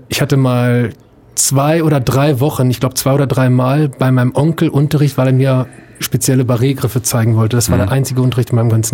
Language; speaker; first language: German; native; German